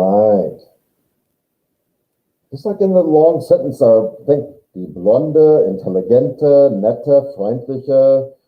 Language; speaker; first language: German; non-native, fluent; English